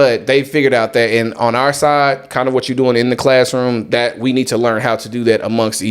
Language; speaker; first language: English; native; English